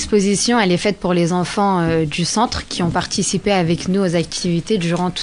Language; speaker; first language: French; native; French